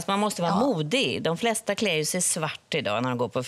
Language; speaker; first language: Swedish; native; Swedish